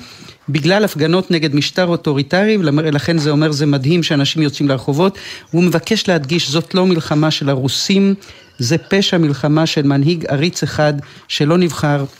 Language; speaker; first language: Hebrew; native; Hebrew